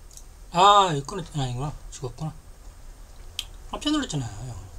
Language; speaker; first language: Korean; native; Korean